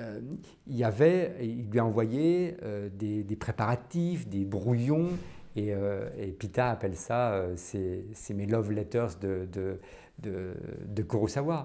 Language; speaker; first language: French; native; French